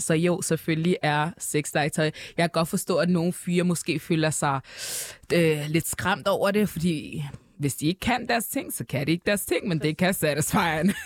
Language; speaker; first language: Danish; native; Danish